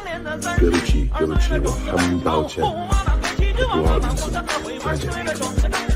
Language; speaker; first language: Chinese; non-native, learner; English